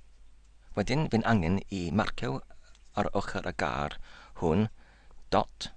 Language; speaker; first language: Welsh; non-native, learner; English